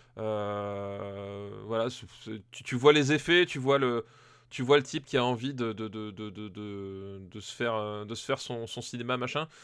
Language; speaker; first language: French; native; French